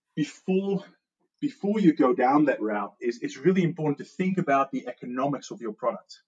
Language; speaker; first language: English; non-native, fluent; Dutch